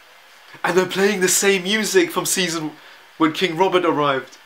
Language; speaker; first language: English; native; English